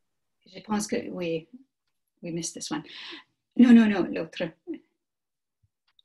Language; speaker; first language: French; non-native, learner; English